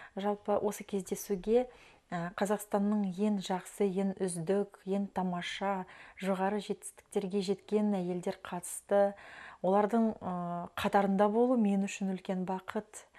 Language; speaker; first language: Kazakh; non-native, local second language; Russian